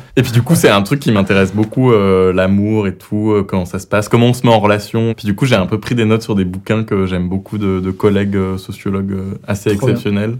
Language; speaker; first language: French; native; French